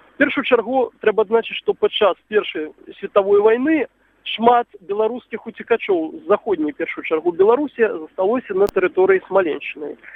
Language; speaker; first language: Belarusian; native; Belarusian